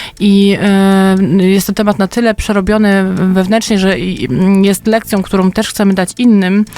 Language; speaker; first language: Polish; native; Polish